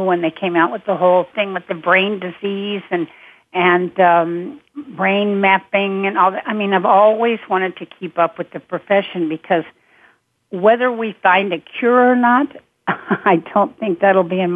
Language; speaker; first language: English; native; English